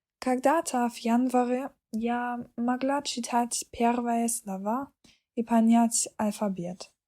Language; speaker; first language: Russian; non-native, learner; German